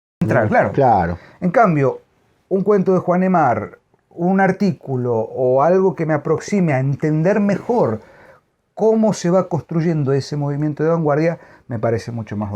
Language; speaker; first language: Spanish; native; Spanish